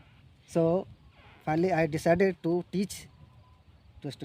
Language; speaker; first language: English; non-native, local second language; Hindi